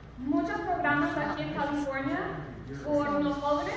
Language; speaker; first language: Spanish; early bilingual, other home language; English